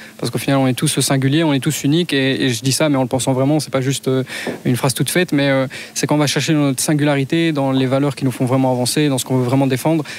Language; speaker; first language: French; native; French